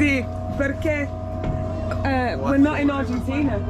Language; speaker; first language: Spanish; non-native, learner; English